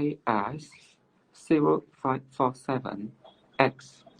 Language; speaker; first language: English; non-native, learner; Cantonese